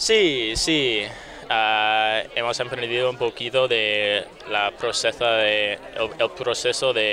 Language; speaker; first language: Spanish; non-native, learner; English